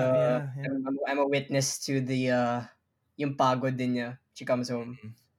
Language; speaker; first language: English; non-native, local second language; Filipino